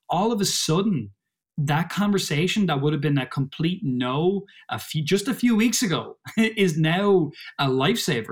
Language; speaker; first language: English; native; English